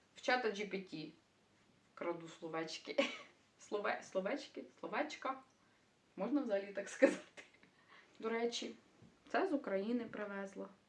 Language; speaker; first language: Ukrainian; native; Ukrainian